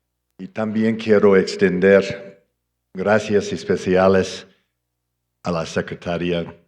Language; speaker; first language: Spanish; non-native, fluent; English